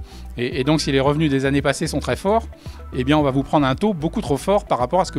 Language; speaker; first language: French; native; French